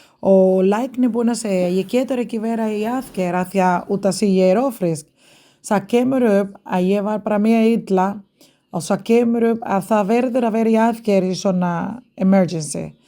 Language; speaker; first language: Icelandic; non-native, learner; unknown